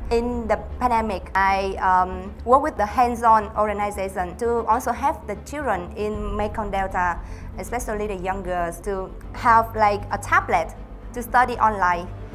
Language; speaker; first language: English; non-native, learner; Vietnamese